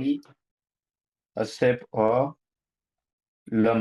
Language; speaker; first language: French; non-native, learner; Bangla